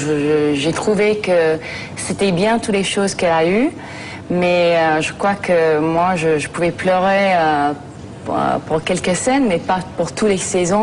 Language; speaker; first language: French; non-native, fluent; English